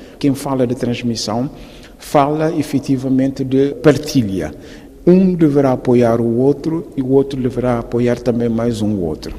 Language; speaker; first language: Portuguese; non-native, local second language; Upper Guinea Crioulo